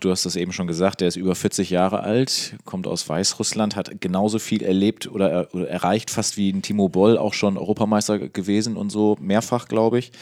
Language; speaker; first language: German; native; German